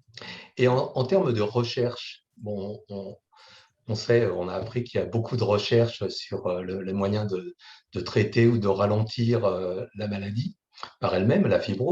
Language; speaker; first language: French; native; French